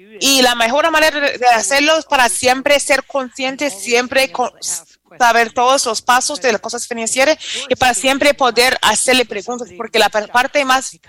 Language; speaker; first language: Spanish; non-native, fluent; English